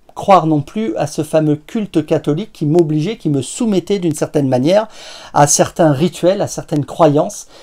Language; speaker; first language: French; native; French